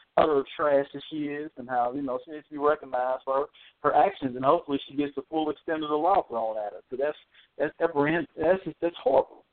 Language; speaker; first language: English; native; English